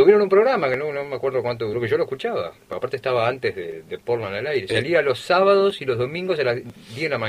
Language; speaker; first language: Spanish; native; Spanish